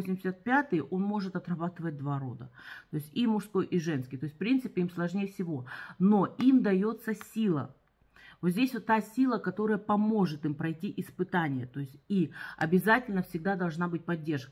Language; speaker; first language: Russian; native; Russian